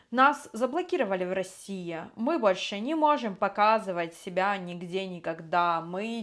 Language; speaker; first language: Ukrainian; non-native, local second language; Russian